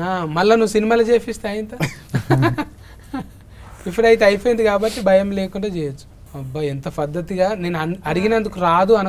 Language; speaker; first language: Telugu; native; Telugu